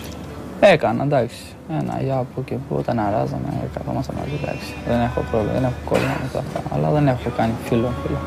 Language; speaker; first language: Greek; non-native, fluent; Albanian